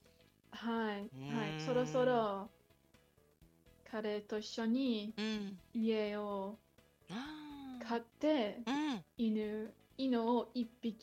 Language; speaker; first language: Japanese; non-native, learner; English